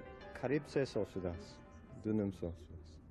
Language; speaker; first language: Persian; non-native, learner; English